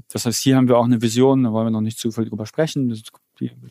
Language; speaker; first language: German; early bilingual, other home language; Polish